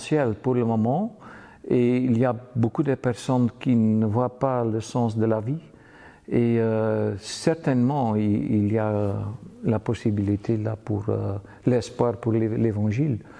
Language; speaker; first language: French; non-native, fluent; Dutch